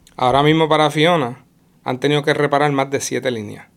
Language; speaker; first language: Spanish; native; Spanish